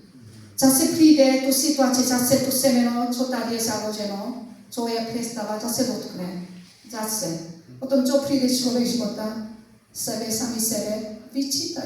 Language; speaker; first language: Czech; non-native, learner; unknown